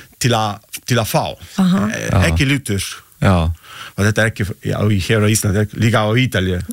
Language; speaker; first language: Icelandic; non-native, learner; Italian